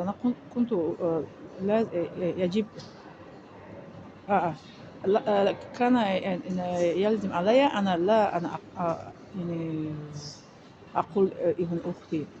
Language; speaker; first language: Arabic; non-native, fluent; Tajik